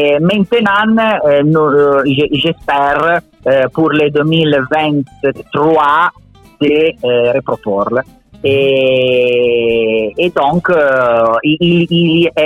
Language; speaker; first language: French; non-native, learner; Italian